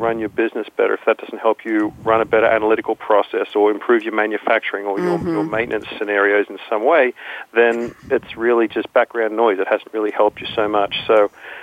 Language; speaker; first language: English; native; English